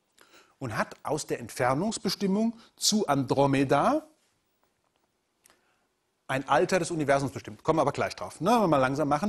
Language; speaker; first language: German; native; German